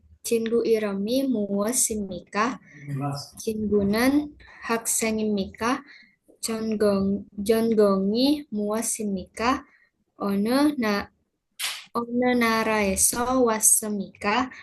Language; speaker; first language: Korean; non-native, learner; Indonesian